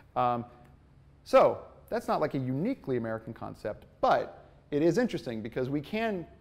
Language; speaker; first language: English; native; English